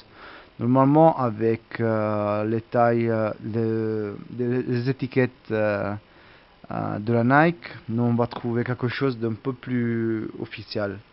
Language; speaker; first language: French; non-native, learner; Italian